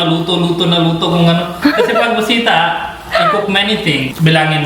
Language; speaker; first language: Filipino; non-native, learner; Punjabi